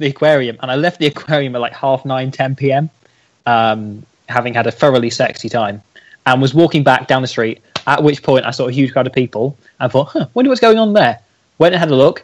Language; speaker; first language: English; native; English